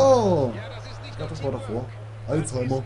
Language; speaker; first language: German; native; German